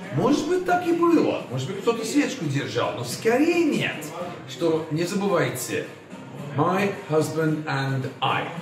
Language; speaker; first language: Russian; non-native, fluent; English